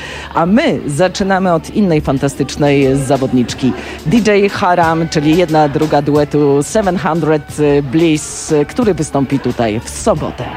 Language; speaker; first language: Polish; native; Polish